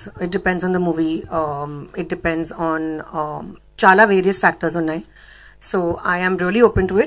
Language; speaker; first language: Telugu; non-native, local second language; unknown